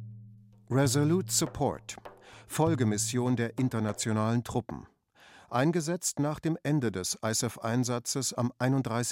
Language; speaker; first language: German; native; German